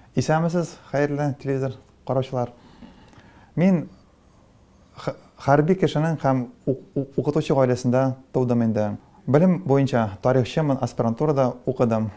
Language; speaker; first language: Tatar; non-native, local second language; Russian